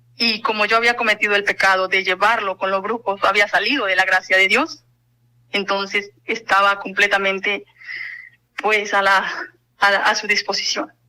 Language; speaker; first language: Spanish; native; Spanish